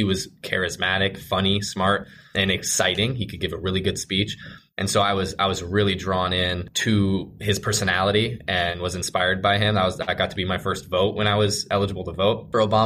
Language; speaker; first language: English; native; English